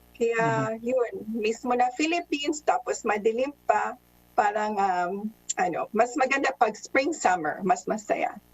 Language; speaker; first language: Filipino; early bilingual, heritage; Filipino